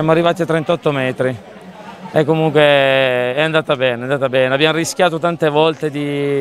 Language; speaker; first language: Italian; native; Italian